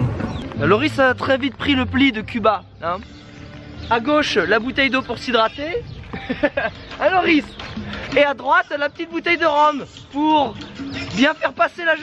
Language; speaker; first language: French; native; French